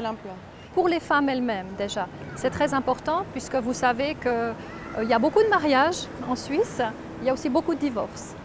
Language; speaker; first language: French; native; French